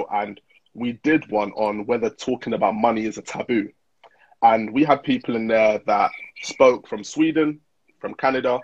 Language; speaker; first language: English; native; English